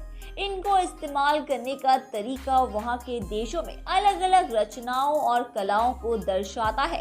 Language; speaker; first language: Hindi; native; Hindi